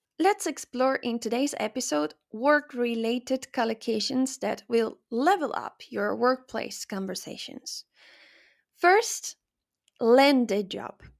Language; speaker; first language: English; non-native, fluent; Spanish